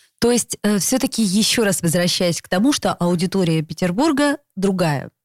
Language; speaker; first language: Russian; native; Russian